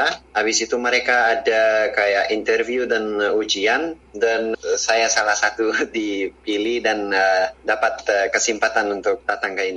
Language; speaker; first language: Indonesian; non-native, fluent; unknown